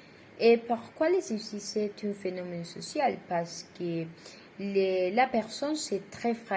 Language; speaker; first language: French; non-native, learner; Spanish